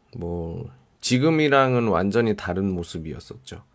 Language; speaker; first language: Korean; native; Korean